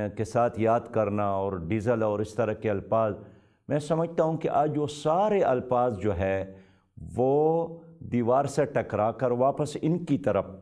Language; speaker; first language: Urdu; non-native, local second language; Pashto